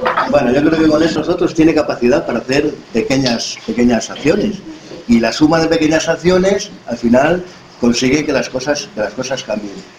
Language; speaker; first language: Spanish; native; Spanish